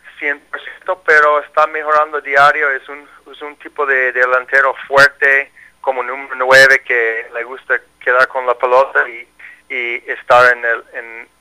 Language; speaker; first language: Spanish; non-native, learner; English